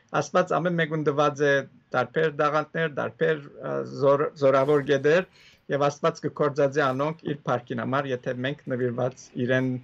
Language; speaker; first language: Armenian; early bilingual, heritage; Armenian